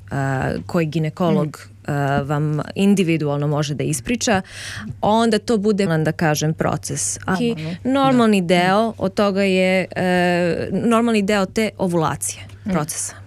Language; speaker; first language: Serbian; early bilingual, heritage; Serbian